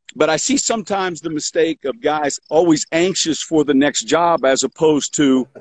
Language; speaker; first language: English; native; English